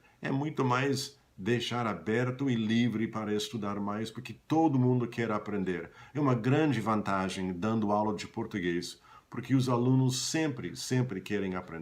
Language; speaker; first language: Portuguese; non-native, fluent; English